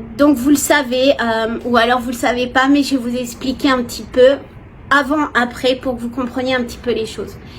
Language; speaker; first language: French; native; French